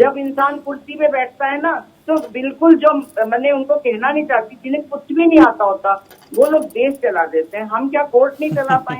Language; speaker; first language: Hindi; native; Hindi